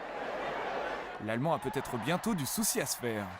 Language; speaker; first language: French; native; French